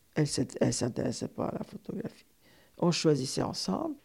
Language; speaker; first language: French; non-native, fluent; Turkish